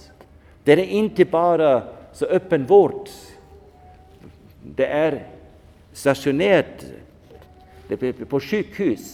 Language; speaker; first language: Swedish; non-native, fluent; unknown